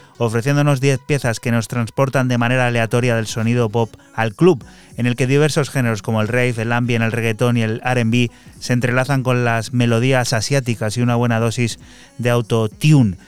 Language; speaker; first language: Spanish; native; Spanish